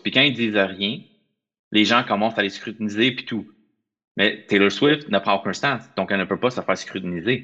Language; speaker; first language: French; native; French